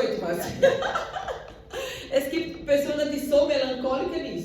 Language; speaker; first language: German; non-native, learner; Portuguese